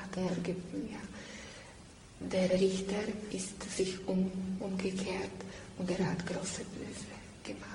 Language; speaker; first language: German; non-native, learner; Slovak